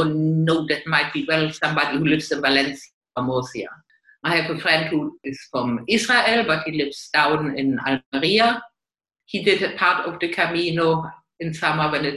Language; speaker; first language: English; non-native, fluent; German